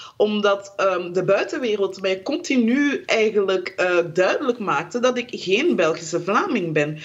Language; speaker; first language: Dutch; early bilingual, other home language; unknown